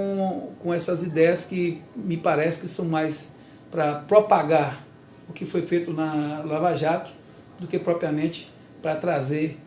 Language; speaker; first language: Portuguese; native; Portuguese